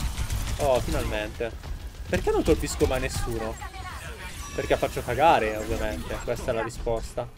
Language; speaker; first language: Italian; native; Italian